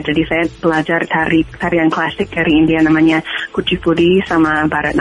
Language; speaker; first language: Indonesian; non-native, fluent; English